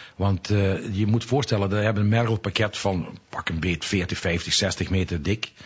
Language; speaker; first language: Dutch; native; Dutch